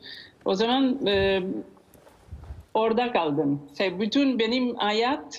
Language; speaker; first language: Turkish; non-native, learner; Italian